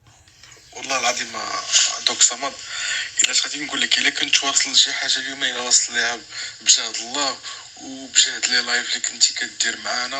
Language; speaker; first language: Arabic; native; Arabic